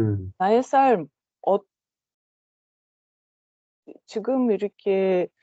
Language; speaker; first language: Korean; non-native, learner; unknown